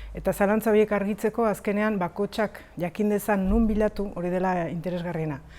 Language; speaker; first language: Basque; native; Basque